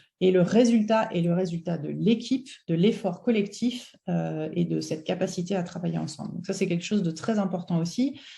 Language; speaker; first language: French; native; French